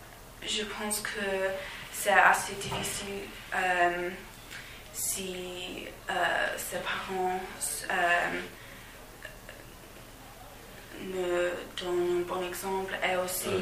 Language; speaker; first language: French; non-native, learner; English